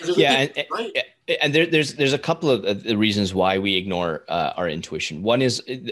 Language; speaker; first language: English; early bilingual, other home language; Hindi